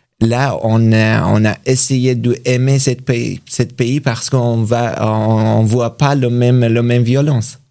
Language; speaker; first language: French; non-native, learner; Persian